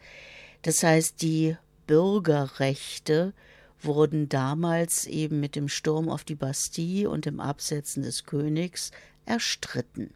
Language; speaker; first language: German; native; German